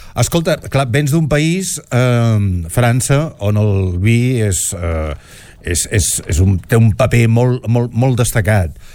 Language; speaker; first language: Catalan; native; Catalan